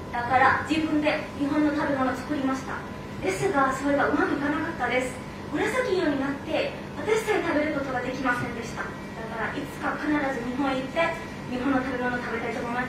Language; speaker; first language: Japanese; non-native, fluent; Bangla